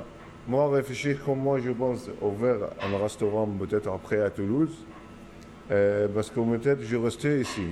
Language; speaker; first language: French; non-native, learner; Arabic